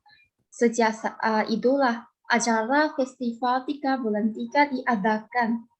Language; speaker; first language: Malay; non-native, fluent; Chinese